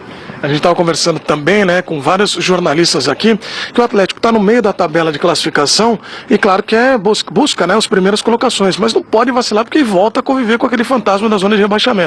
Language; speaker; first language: Portuguese; native; Portuguese